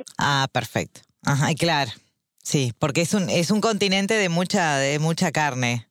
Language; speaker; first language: Spanish; native; Spanish